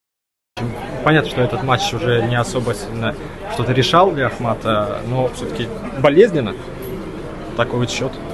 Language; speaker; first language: Russian; native; Russian